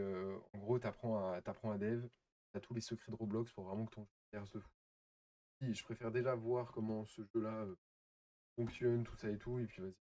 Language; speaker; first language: French; native; French